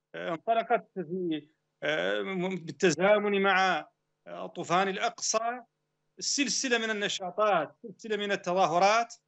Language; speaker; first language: Arabic; native; Arabic